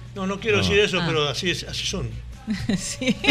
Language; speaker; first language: Spanish; native; Spanish